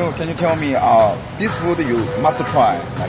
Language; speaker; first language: English; non-native, learner; Korean